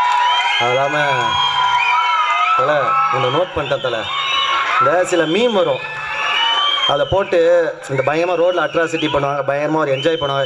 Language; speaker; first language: Tamil; native; Tamil